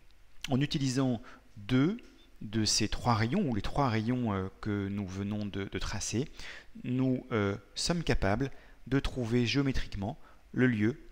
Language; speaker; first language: French; native; French